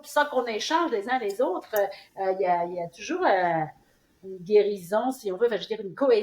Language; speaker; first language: French; native; French